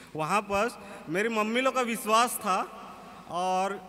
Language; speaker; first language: Hindi; native; Hindi